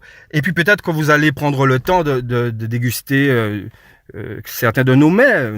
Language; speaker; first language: French; non-native, local second language; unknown